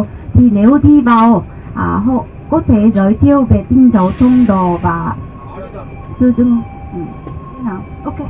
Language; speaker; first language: Vietnamese; non-native, learner; Korean